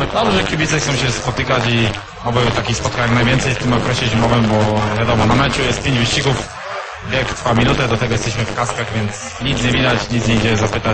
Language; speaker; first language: Polish; non-native, learner; Croatian